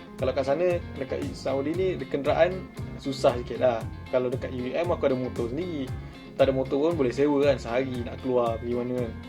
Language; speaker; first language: Malay; native; Malay